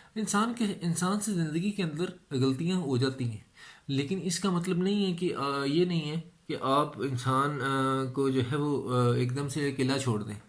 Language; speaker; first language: Urdu; non-native, local second language; Punjabi